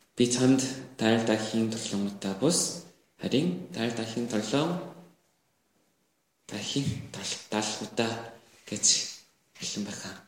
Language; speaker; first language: Mongolian; non-native, learner; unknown